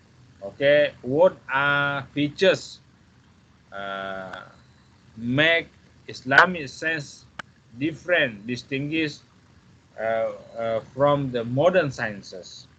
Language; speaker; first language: English; non-native, fluent; Malay